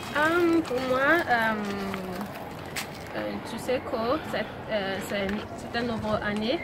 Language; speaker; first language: French; non-native, learner; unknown